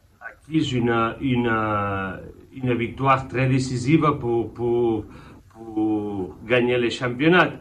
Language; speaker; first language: French; non-native, fluent; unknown